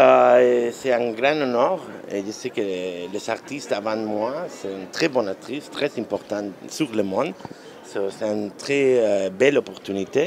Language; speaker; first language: French; non-native, learner; Spanish